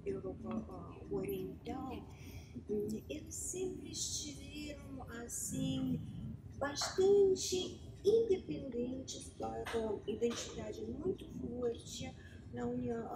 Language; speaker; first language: Portuguese; non-native, fluent; Russian